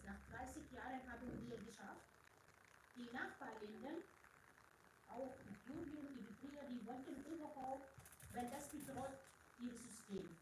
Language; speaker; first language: German; non-native, fluent; Arabic